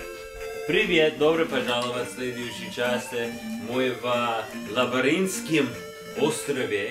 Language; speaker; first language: Russian; non-native, learner; English